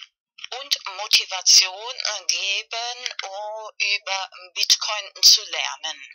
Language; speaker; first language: German; non-native, fluent; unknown